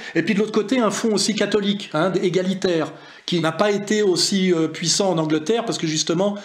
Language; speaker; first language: French; native; French